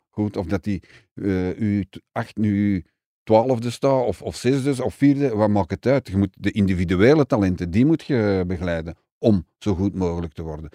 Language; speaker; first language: Dutch; native; Dutch